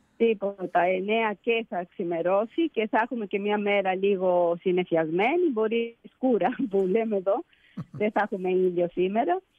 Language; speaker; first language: Greek; early bilingual, heritage; Greek